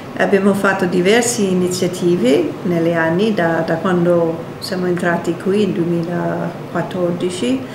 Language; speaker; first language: Italian; non-native, fluent; English